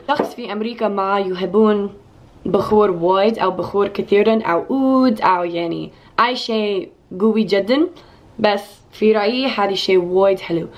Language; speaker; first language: Arabic; non-native, learner; English